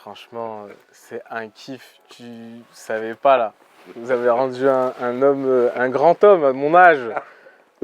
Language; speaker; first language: French; native; French